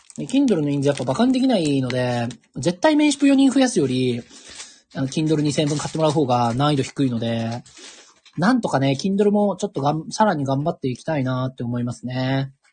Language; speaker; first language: Japanese; native; Japanese